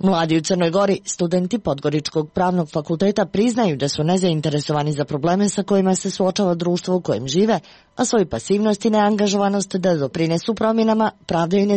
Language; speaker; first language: Croatian; native; Croatian